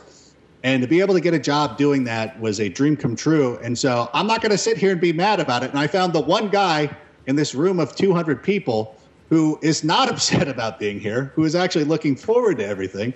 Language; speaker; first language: English; native; English